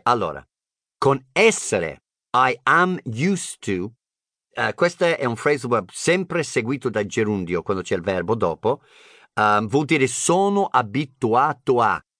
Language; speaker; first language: Italian; non-native, fluent; English